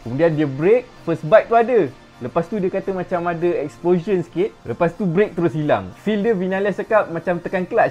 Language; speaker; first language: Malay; native; Malay